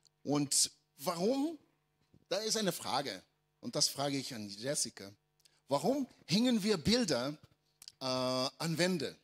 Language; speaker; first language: German; non-native, fluent; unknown